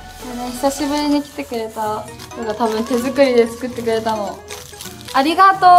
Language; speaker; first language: Japanese; native; Japanese